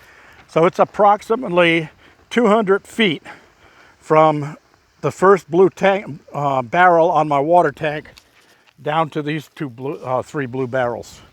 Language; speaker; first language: English; native; English